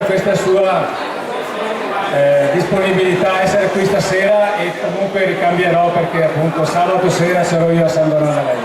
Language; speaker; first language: Italian; native; Italian